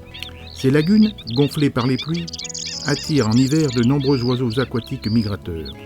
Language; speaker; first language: French; native; French